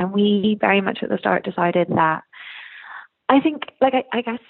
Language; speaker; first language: English; native; English